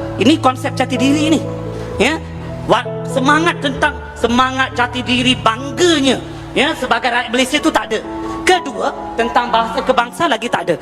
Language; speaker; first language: Malay; non-native, local second language; Tamil